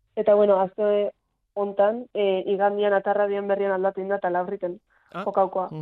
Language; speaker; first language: Basque; native; Basque